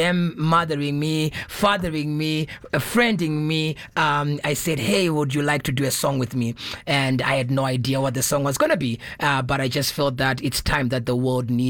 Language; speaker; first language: English; non-native, local second language; Shona